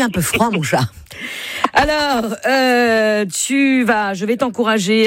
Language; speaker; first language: French; native; French